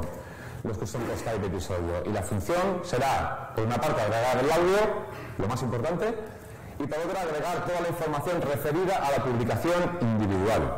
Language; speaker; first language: Spanish; native; Spanish